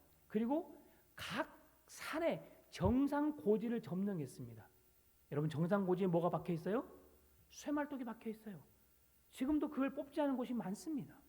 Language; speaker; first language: Korean; native; Korean